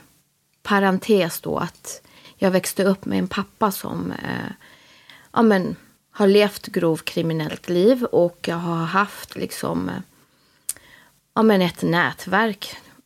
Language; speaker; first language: Swedish; early bilingual, other home language; Spanish